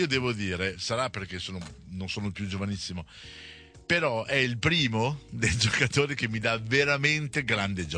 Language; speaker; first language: Italian; native; Italian